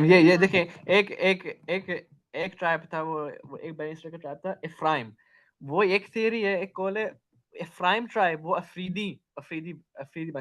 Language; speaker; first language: Hindi; non-native, learner; Urdu